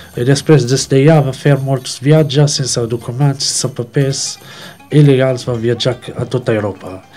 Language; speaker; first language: Catalan; non-native, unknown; Arabic